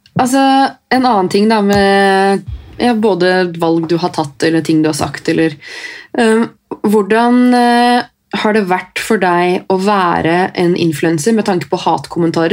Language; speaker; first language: Norwegian; native; Norwegian